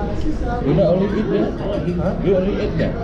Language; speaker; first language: English; non-native, local second language; Malay